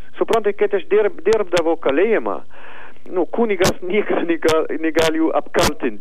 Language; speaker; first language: Lithuanian; non-native, learner; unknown